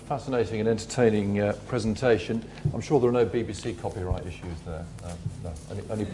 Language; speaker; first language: English; native; English